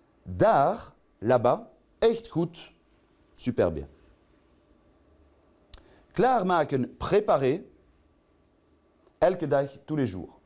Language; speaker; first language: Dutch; non-native, local second language; French